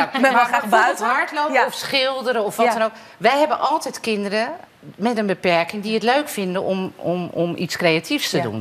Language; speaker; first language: Dutch; native; Dutch